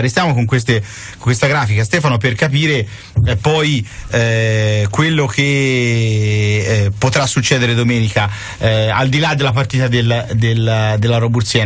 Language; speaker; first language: Italian; native; Italian